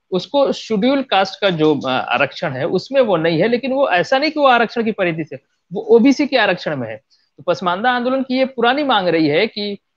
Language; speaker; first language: Hindi; non-native, local second language; Bhojpuri